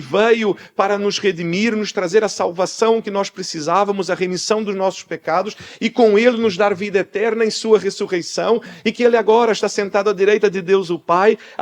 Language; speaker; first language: Portuguese; native; Portuguese